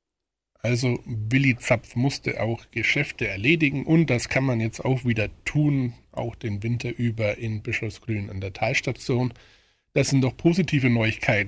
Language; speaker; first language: German; native; German